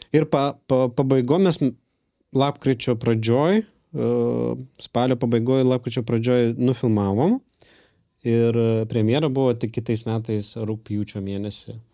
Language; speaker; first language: Lithuanian; non-native, local second language; Russian